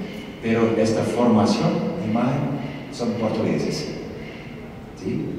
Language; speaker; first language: Spanish; non-native, learner; Portuguese